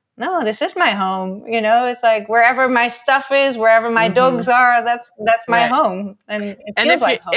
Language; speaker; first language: English; non-native, fluent; Dutch